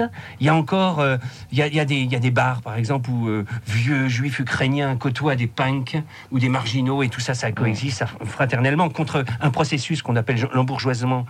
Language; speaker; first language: French; native; French